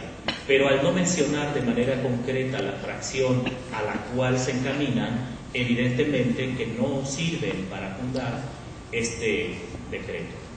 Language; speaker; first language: Spanish; native; Spanish